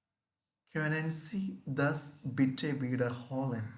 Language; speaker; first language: German; non-native, learner; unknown